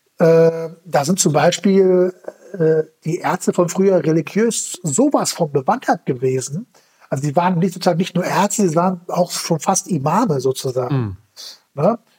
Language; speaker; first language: German; early bilingual, other home language; Turkish